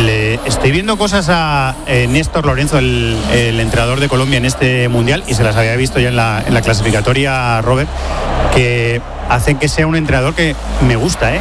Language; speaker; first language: Spanish; native; Spanish